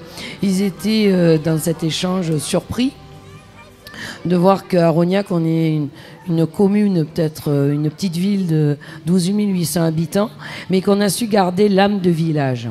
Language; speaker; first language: French; native; French